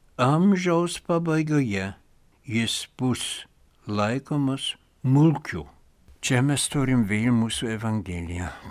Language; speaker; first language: Lithuanian; non-native, fluent; German